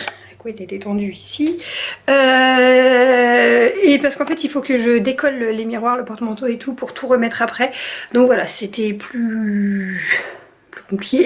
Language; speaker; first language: French; native; French